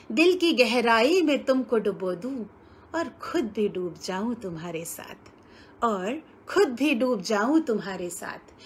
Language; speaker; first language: Hindi; native; Hindi